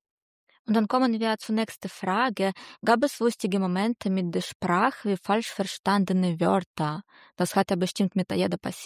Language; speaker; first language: German; native; German